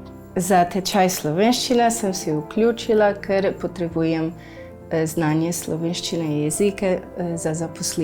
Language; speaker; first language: Slovenian; non-native, learner; Portuguese